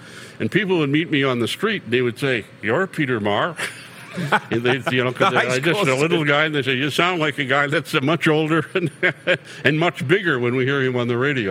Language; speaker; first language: English; native; English